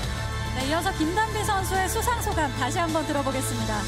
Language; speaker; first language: Korean; native; Korean